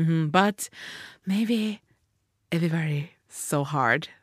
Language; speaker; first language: English; non-native, learner; Japanese